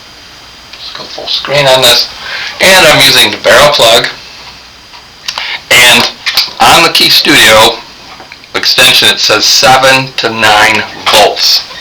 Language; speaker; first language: English; native; English